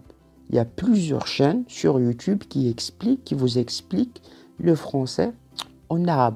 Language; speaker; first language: French; non-native, local second language; Arabic